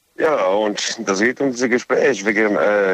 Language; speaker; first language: German; non-native, learner; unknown